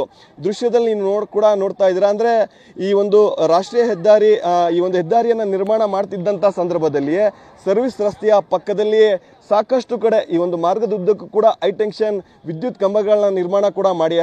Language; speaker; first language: Kannada; native; Kannada